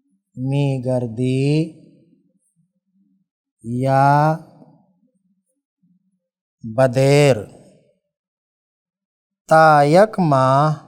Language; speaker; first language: Persian; non-native, fluent; Urdu